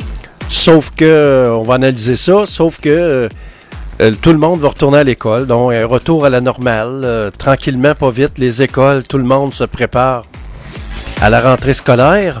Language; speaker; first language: French; native; French